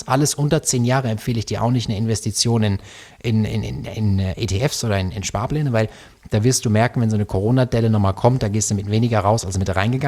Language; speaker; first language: German; native; German